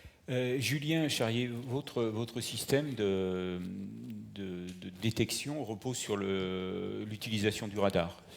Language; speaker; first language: French; native; French